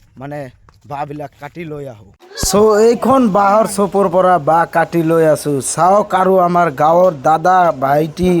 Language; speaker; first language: Assamese; non-native, local second language; Bangla